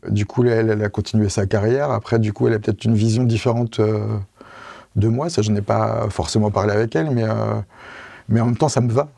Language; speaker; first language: French; native; French